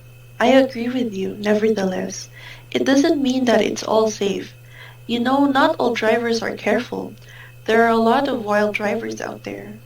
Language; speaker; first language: English; non-native, fluent; Filipino